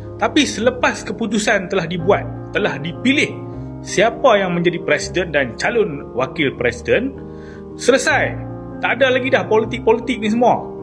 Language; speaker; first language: Malay; native; Malay